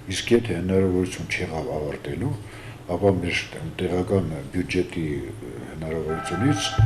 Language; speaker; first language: Armenian; native; Armenian